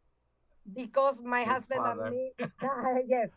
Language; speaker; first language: English; non-native, learner; Spanish